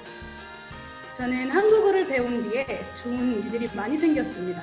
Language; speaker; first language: Korean; non-native, fluent; Arabic